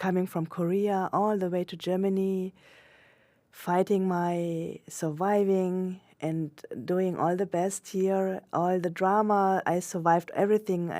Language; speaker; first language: English; non-native, local second language; German